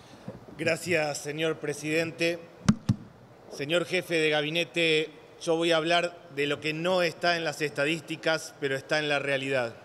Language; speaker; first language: Spanish; native; Spanish